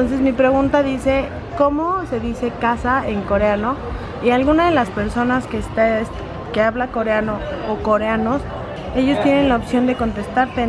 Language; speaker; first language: Spanish; native; Spanish